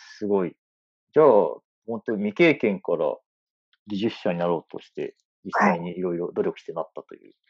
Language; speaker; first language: Japanese; native; Japanese